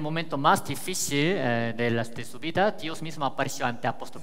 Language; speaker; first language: Spanish; native; Spanish